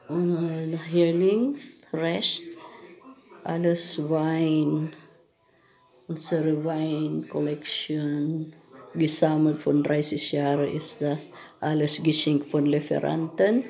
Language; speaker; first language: German; non-native, learner; Filipino